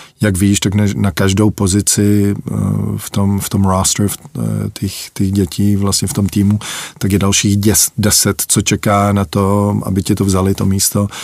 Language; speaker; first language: Czech; early bilingual, heritage; Czech